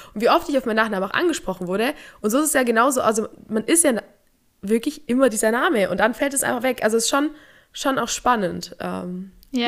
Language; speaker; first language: German; native; German